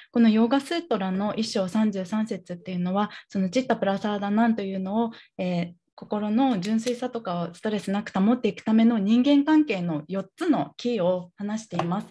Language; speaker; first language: Japanese; native; Japanese